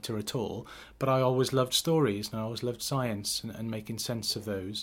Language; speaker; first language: English; native; English